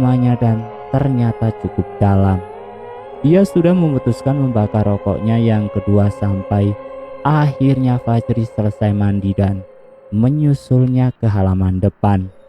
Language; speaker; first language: Indonesian; native; Indonesian